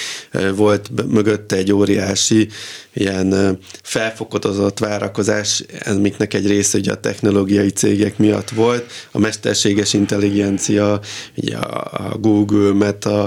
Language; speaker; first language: Hungarian; native; Hungarian